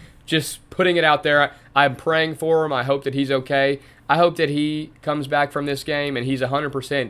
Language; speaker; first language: English; native; English